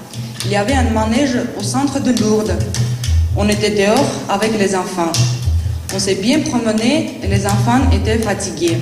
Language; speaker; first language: French; non-native, learner; Armenian